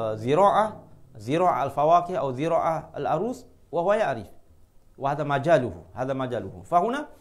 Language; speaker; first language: Arabic; non-native, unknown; Malay